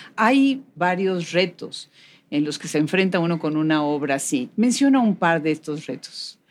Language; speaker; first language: Spanish; native; Spanish